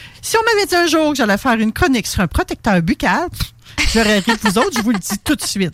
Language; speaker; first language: French; native; French